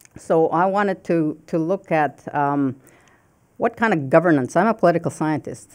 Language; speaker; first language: English; non-native, fluent; Cree